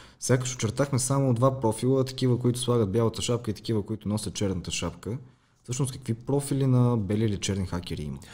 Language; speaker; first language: Bulgarian; native; Bulgarian